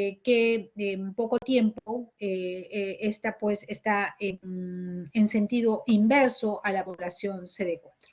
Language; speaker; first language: Spanish; native; Spanish